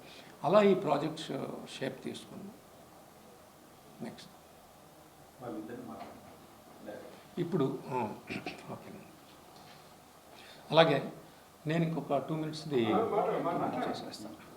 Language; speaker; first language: Telugu; native; Telugu